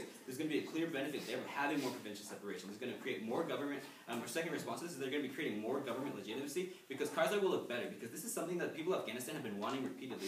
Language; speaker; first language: English; native; English